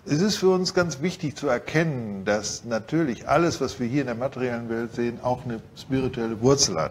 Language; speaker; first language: German; native; German